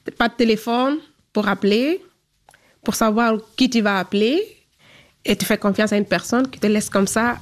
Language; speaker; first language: French; non-native, local second language; Fula